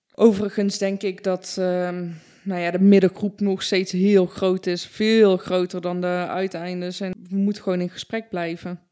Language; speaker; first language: Dutch; early bilingual, other home language; Persian